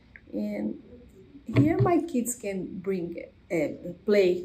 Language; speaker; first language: English; non-native, learner; Portuguese